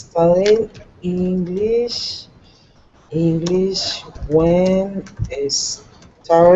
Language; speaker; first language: English; non-native, learner; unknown